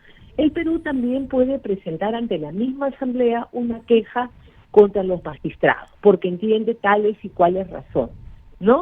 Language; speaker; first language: Spanish; native; Spanish